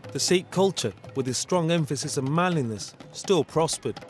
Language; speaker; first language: English; native; English